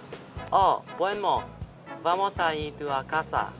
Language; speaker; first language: Spanish; non-native, learner; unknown